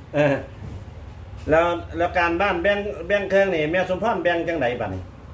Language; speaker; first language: Thai; native; Thai